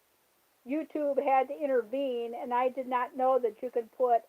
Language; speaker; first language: English; native; English